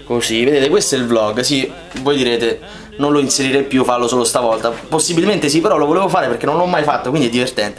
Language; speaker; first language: Italian; native; Italian